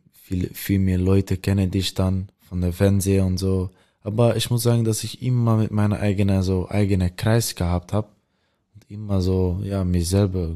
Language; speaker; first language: German; non-native, learner; Dutch